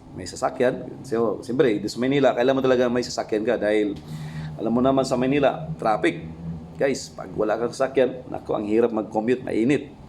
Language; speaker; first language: Filipino; non-native, local second language; Cebuano